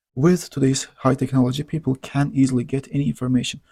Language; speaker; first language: English; non-native, fluent; Azerbaijani